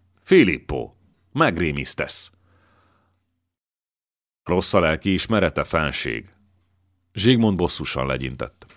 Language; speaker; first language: Hungarian; native; Hungarian